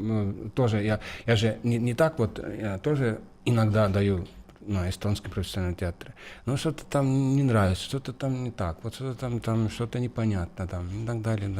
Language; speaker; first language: Russian; non-native, fluent; Estonian